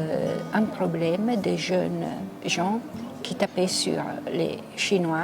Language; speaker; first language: French; non-native, local second language; Italian